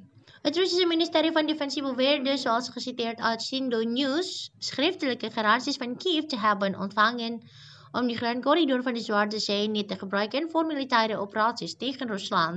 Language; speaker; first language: Dutch; non-native, fluent; Indonesian